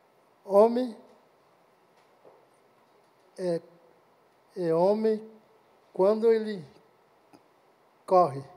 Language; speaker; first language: Portuguese; non-native, local second language; Guarani